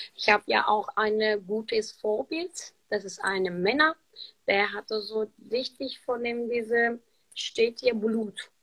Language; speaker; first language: German; non-native, learner; Turkish